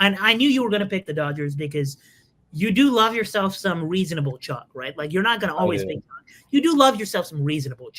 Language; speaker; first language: English; native; English